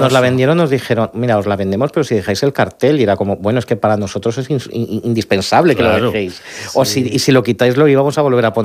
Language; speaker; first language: Spanish; native; Spanish